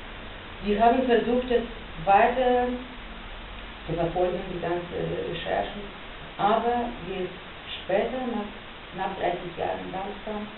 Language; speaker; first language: German; non-native, fluent; Russian